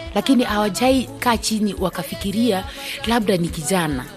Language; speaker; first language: Swahili; non-native, local second language; Luyia